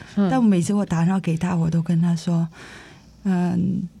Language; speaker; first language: Chinese; non-native, fluent; Vietnamese